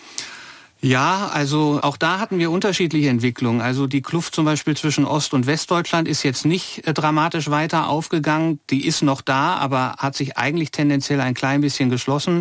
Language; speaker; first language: German; native; German